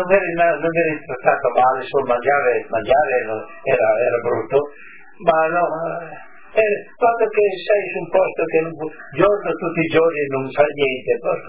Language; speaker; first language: Italian; non-native, local second language; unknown